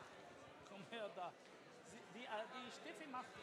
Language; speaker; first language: German; non-native, learner; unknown